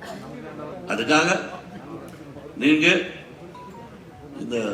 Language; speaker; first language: Tamil; non-native, learner; Telugu